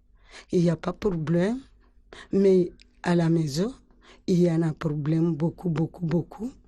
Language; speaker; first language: French; non-native, learner; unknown